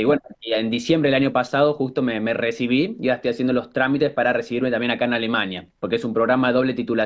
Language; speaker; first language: Spanish; native; Spanish